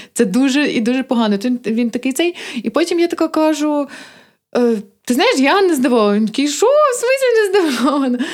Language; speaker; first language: Ukrainian; native; Ukrainian